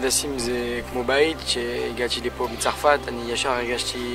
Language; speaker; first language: Hebrew; non-native, fluent; French